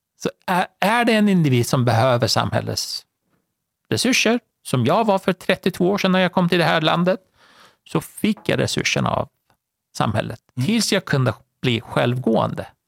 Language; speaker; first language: Swedish; non-native, fluent; Persian